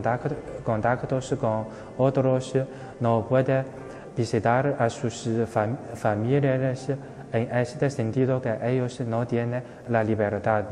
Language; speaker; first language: Spanish; non-native, fluent; Chinese